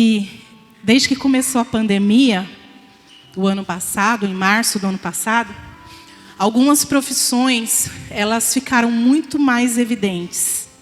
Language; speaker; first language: Portuguese; native; Portuguese